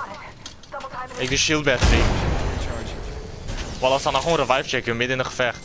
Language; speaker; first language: Dutch; early bilingual, other home language; Turkish